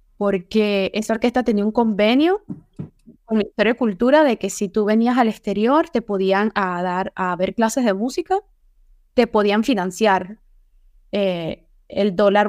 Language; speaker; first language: Spanish; native; Spanish